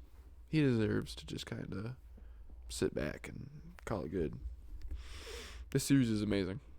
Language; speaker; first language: English; native; English